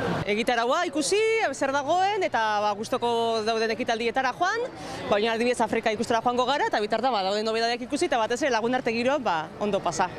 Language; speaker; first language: Basque; native; Basque